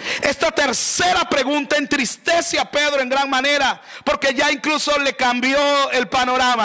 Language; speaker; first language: Spanish; native; Spanish